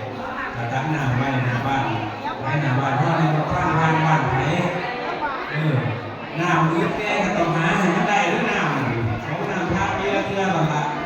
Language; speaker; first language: Thai; non-native, local second language; Northeastern Thai